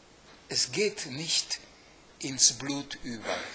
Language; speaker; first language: German; non-native, fluent; Hungarian